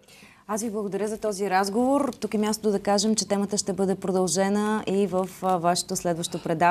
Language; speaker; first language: Bulgarian; native; Bulgarian